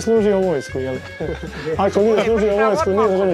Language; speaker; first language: Croatian; native; Croatian